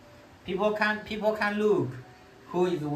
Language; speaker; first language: English; non-native, learner; Chinese